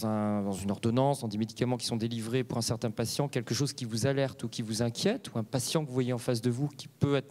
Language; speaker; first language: French; native; French